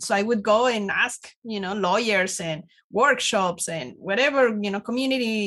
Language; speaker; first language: English; non-native, fluent; Spanish